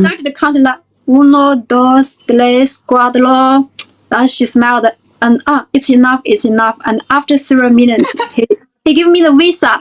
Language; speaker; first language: English; non-native, fluent; Chinese